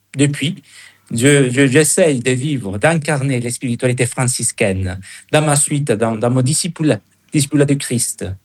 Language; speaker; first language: French; non-native, fluent; Spanish